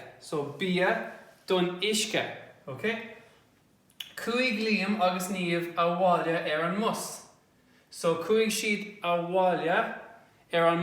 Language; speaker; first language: Irish; non-native, local second language; English